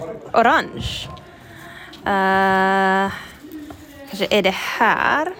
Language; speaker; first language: Swedish; non-native, learner; Finnish